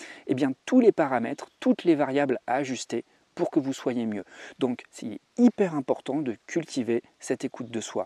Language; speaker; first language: French; native; French